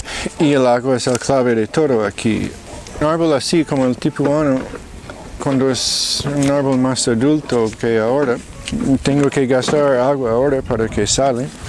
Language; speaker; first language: Spanish; non-native, fluent; English